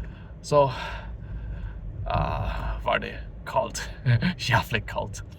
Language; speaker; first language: Norwegian; non-native, learner; Japanese